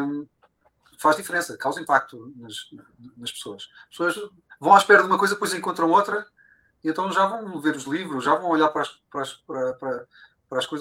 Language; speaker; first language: Portuguese; native; Portuguese